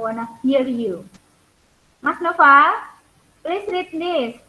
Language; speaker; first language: English; non-native, learner; Indonesian